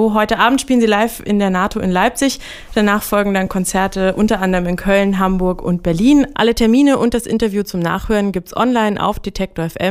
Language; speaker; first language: German; native; German